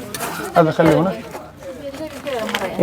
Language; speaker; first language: Arabic; non-native, learner; Tajik